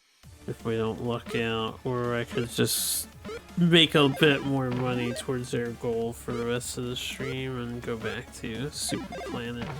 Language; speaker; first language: English; native; English